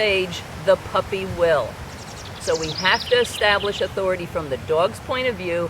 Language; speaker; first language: English; native; English